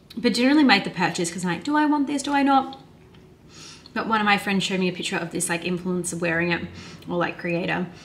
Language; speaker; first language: English; native; English